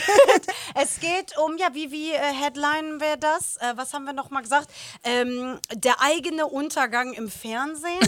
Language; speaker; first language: German; native; German